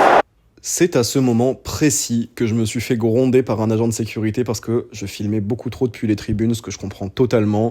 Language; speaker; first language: French; native; French